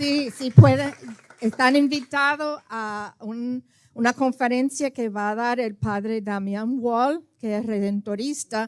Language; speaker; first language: Spanish; early bilingual, heritage; Spanish